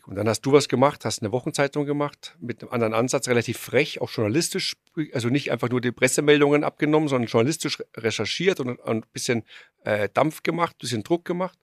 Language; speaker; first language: German; native; German